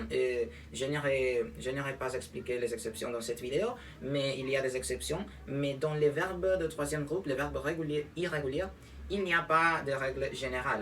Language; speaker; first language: French; non-native, fluent; Spanish